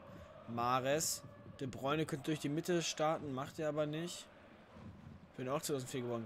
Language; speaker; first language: German; native; German